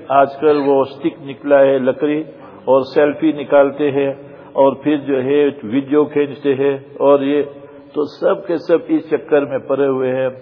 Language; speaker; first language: Urdu; native; Urdu